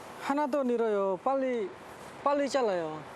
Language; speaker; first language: Korean; non-native, learner; Khmer